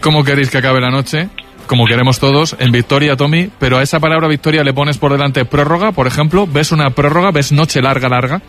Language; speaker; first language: Spanish; native; Spanish